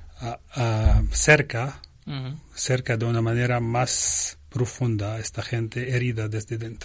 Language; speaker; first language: Spanish; non-native, learner; Arabic